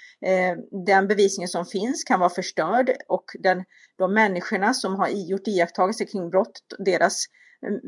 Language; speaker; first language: Swedish; native; Swedish